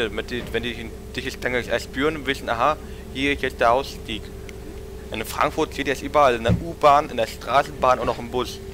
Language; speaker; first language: German; native; German